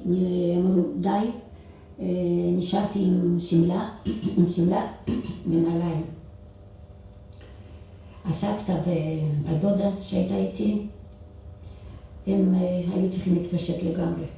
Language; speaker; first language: Hebrew; non-native, fluent; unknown